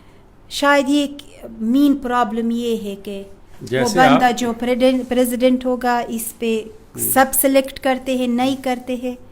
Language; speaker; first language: Hindi; non-native, fluent; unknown